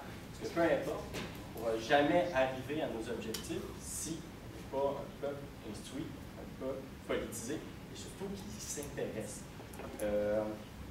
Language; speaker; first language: French; native; French